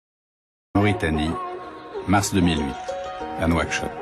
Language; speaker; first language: French; native; French